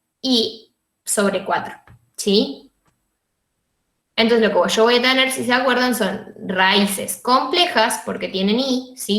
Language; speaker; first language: Spanish; native; Spanish